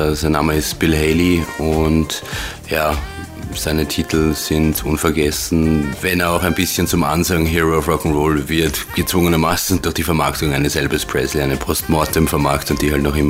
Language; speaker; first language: German; native; German